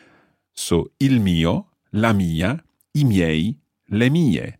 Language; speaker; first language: Italian; non-native, fluent; English